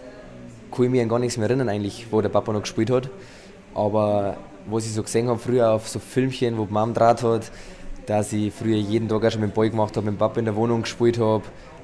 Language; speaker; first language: German; native; German